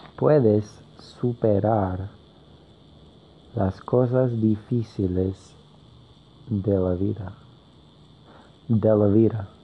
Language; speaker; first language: Spanish; non-native, learner; English